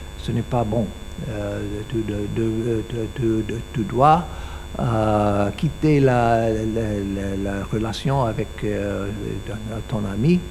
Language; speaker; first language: French; non-native, learner; English